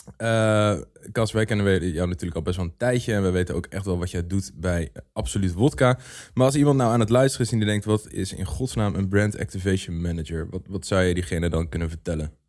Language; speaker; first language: Dutch; native; Dutch